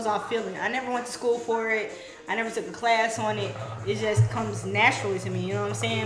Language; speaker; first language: English; native; English